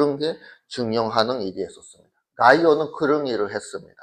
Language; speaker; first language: Korean; early bilingual, heritage; Korean